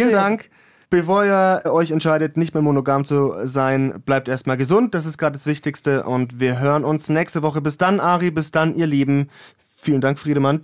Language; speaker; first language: German; native; German